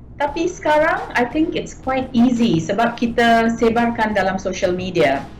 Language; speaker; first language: Malay; non-native, local second language; Tamil